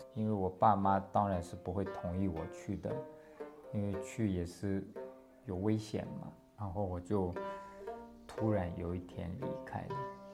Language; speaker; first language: Chinese; non-native, local second language; Tibetan